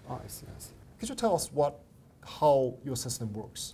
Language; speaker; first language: English; non-native, fluent; Japanese